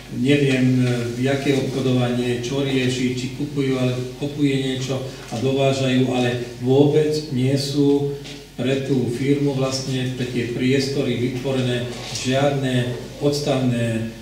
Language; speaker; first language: Slovak; native; Slovak